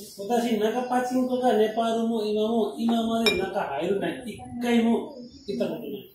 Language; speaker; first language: Japanese; non-native, learner; Nepali